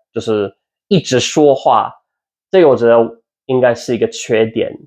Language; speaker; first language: Chinese; non-native, learner; English